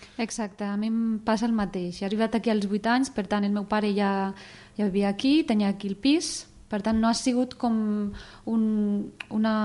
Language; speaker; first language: Catalan; early bilingual, other home language; Arabic